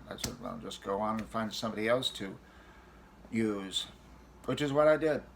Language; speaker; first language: English; native; English